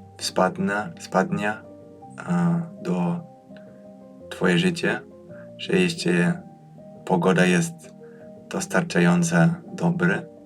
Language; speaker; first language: Polish; early bilingual, heritage; Polish